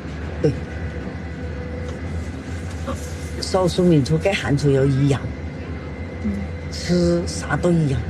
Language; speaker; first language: Chinese; native; Chinese